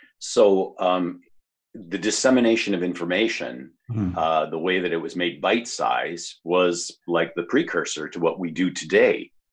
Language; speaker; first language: English; native; English